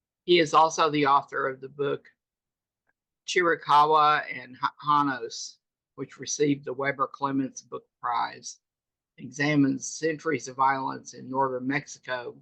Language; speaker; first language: English; native; English